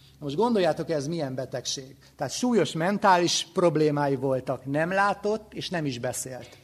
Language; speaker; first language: Hungarian; native; Hungarian